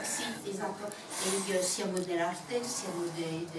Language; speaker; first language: Italian; non-native, fluent; French